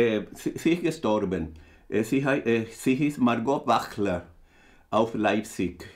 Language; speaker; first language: German; non-native, fluent; Spanish